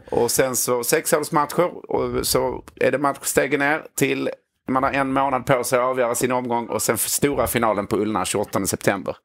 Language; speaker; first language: Swedish; native; Swedish